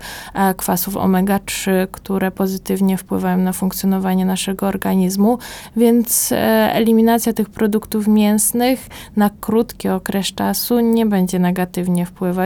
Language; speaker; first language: Polish; native; Polish